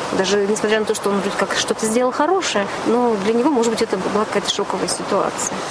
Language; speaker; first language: Russian; native; Russian